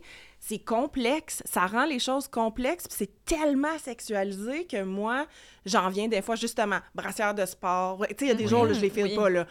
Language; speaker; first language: French; native; French